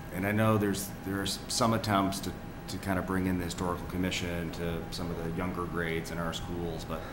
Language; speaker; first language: English; native; English